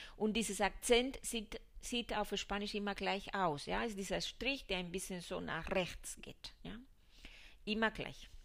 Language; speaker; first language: German; non-native, fluent; Spanish